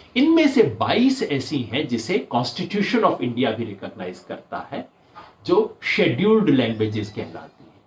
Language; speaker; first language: Hindi; native; Hindi